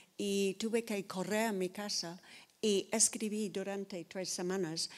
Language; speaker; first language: Spanish; non-native, fluent; English